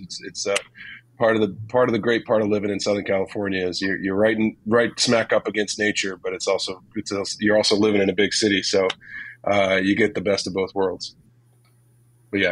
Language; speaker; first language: English; native; English